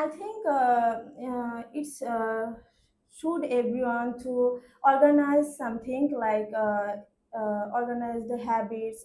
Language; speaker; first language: English; non-native, learner; Bangla